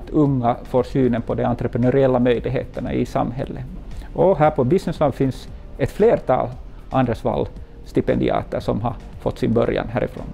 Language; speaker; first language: Swedish; native; Swedish